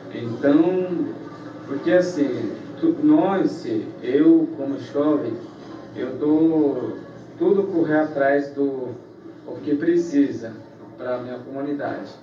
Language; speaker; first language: Portuguese; non-native, local second language; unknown